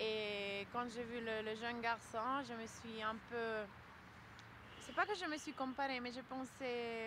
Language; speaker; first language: French; non-native, local second language; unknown